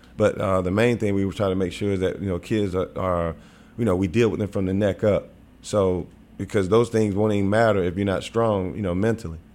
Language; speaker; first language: English; native; English